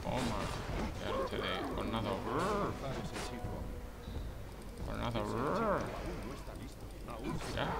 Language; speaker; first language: Spanish; native; Spanish